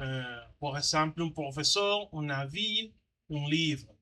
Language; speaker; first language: French; non-native, learner; Spanish